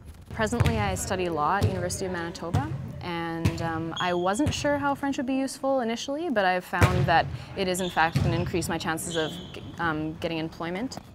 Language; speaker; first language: English; native; English